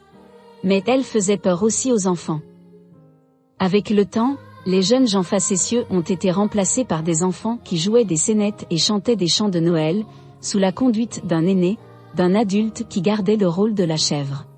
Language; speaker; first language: French; native; French